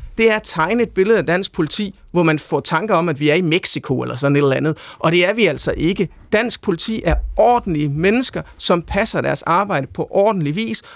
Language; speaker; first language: Danish; native; Danish